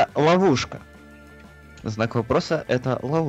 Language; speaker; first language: Russian; native; Russian